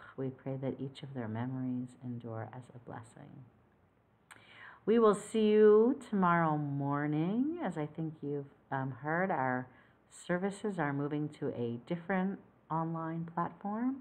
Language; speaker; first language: English; native; English